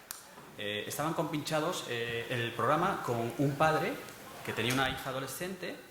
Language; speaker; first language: Spanish; native; Spanish